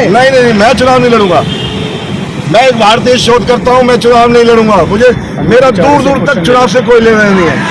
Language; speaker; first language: Hindi; native; Hindi